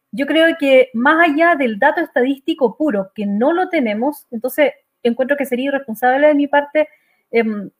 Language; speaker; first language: Spanish; native; Spanish